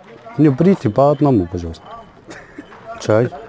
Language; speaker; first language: Russian; non-native, learner; Arabic